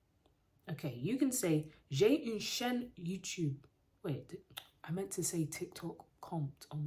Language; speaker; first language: French; non-native, learner; English